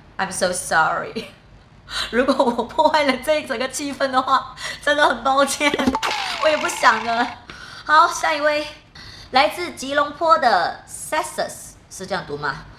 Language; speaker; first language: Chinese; native; Chinese